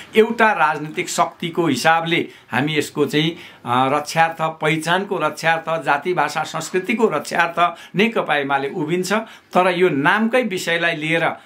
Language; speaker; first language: Nepali; native; Nepali